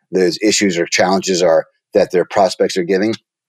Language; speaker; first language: English; native; English